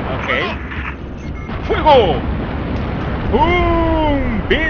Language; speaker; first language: Spanish; native; Spanish